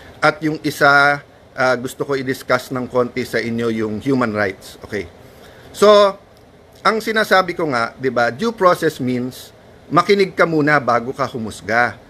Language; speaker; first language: Filipino; native; Filipino